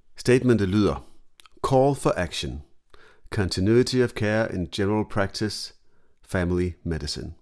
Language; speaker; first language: English; non-native, fluent; Danish